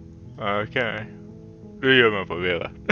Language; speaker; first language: Norwegian; non-native, learner; Swedish